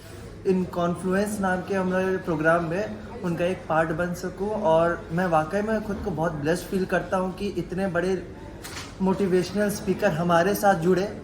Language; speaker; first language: Hindi; native; Hindi